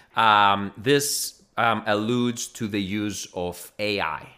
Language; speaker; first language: English; non-native, fluent; Greek